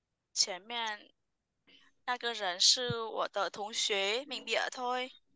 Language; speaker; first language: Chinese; non-native, fluent; Vietnamese